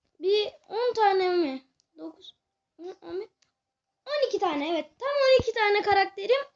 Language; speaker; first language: Turkish; native; Turkish